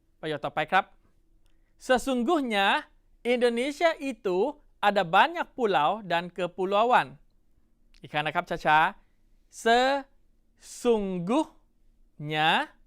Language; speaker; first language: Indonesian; non-native, fluent; Thai